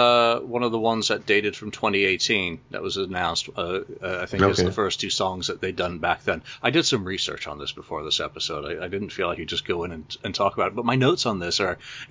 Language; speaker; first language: English; native; English